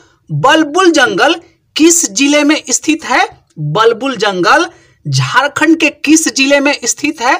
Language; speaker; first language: Hindi; native; Hindi